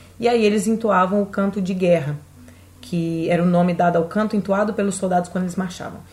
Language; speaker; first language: Portuguese; native; Portuguese